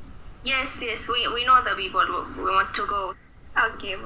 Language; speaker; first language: English; non-native, learner; Arabic